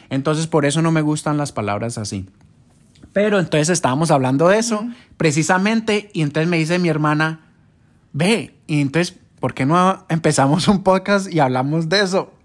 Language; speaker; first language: Spanish; early bilingual, heritage; Spanish